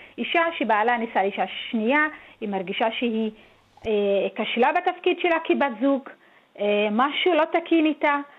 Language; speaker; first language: Hebrew; non-native, local second language; Arabic